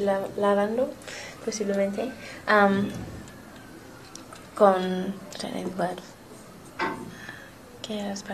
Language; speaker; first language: Spanish; non-native, learner; English